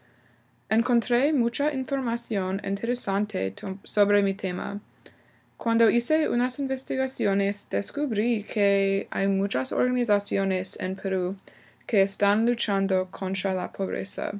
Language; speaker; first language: Spanish; non-native, learner; English